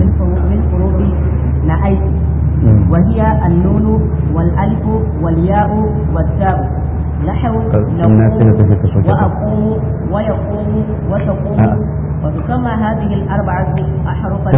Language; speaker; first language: Arabic; non-native, fluent; Hausa